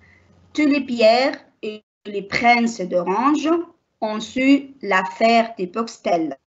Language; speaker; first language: French; non-native, learner; Arabic